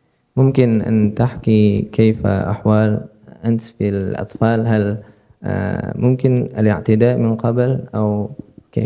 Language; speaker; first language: Arabic; non-native, learner; Indonesian